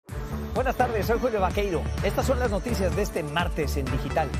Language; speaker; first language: Spanish; native; Spanish